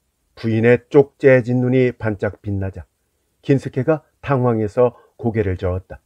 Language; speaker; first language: Korean; native; Korean